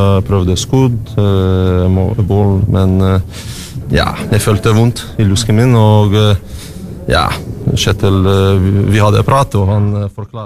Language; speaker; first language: Norwegian; non-native, learner; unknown